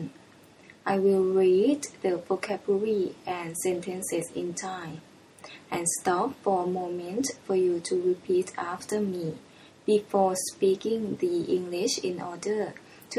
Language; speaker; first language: English; non-native, fluent; Thai